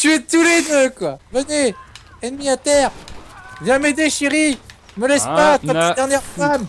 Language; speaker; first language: French; native; French